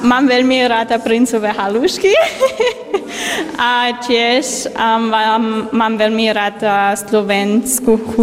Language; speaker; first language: Slovak; non-native, learner; German